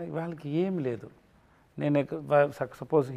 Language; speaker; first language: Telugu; non-native, learner; Tamil